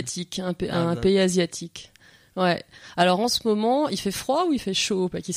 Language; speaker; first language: French; native; French